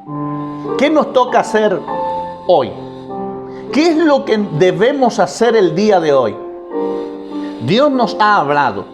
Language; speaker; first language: Spanish; native; Spanish